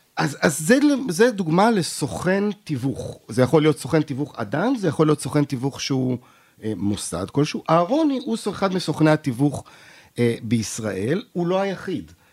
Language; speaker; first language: Hebrew; native; Hebrew